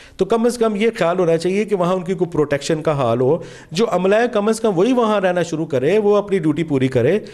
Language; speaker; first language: Urdu; non-native, local second language; Punjabi